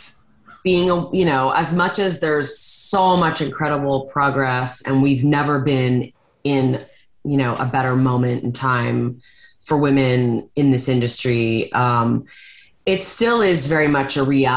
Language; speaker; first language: English; native; English